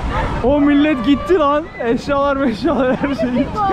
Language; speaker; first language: Turkish; native; Turkish